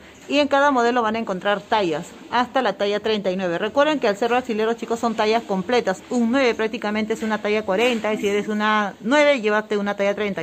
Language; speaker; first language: Spanish; native; Spanish